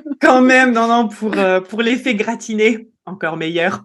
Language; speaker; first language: French; native; French